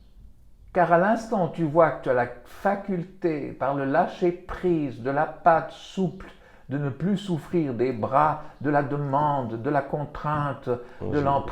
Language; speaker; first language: French; native; French